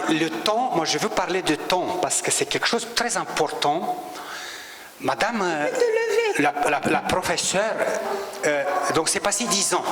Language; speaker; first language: French; non-native, local second language; Romanian